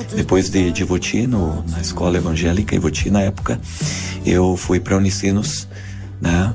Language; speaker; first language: Portuguese; non-native, local second language; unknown